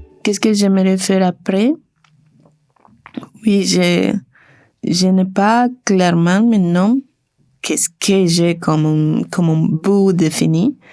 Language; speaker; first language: French; non-native, learner; Spanish